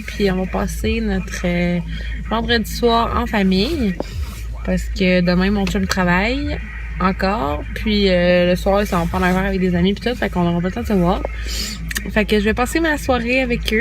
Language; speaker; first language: French; native; French